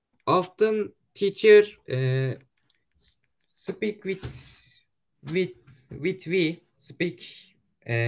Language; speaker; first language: English; non-native, learner; Turkish